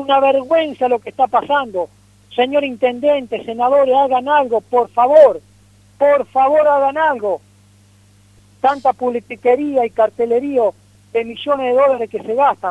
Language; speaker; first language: Spanish; native; Spanish